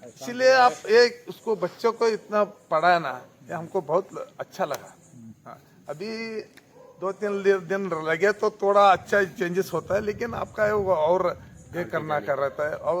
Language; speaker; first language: Hindi; non-native, local second language; Kannada